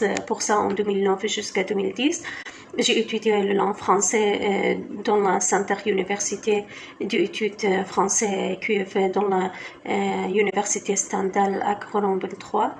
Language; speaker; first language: French; non-native, fluent; Kurdish